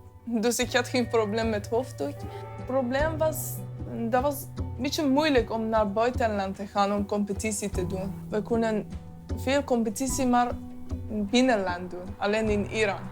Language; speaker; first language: Dutch; non-native, learner; Persian